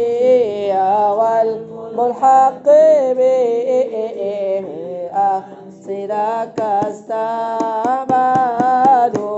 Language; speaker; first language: Arabic; non-native, fluent; Indonesian